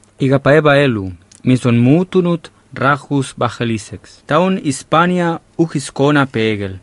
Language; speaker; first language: Estonian; non-native, fluent; Catalan